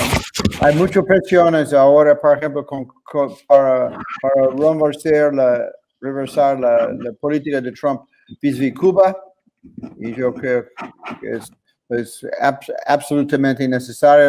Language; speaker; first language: Spanish; non-native, fluent; English